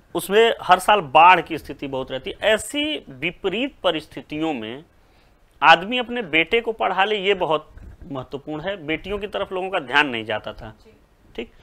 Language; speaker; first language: Hindi; native; Hindi